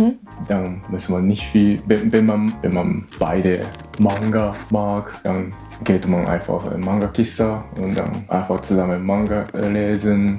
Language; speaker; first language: German; non-native, learner; Japanese